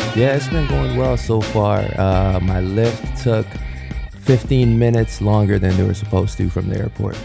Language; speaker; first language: English; early bilingual, other home language; Yoruba